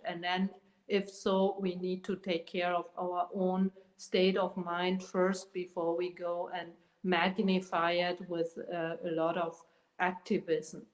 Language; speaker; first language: English; non-native, fluent; German